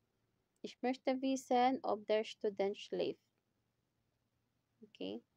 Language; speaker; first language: German; non-native, fluent; Filipino